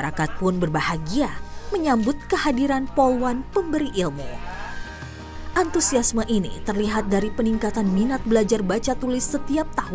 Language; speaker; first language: Indonesian; native; Indonesian